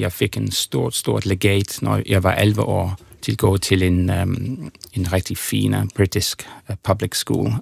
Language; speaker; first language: Danish; non-native, fluent; English